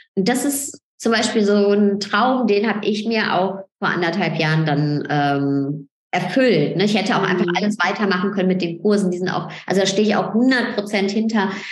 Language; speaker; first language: German; early bilingual, other home language; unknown